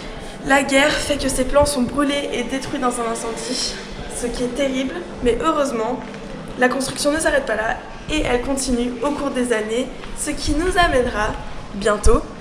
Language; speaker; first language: French; native; French